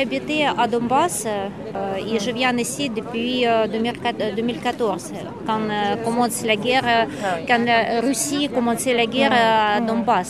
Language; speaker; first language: French; non-native, learner; Russian